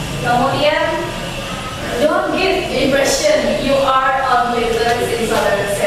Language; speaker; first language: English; non-native, learner; Indonesian